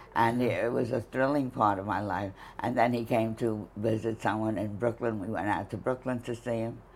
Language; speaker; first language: English; native; English